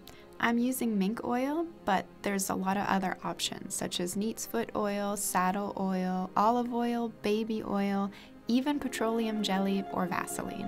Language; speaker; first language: English; native; English